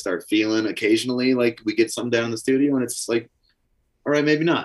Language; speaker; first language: English; native; English